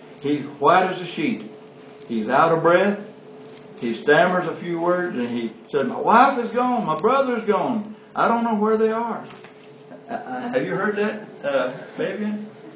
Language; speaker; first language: English; native; English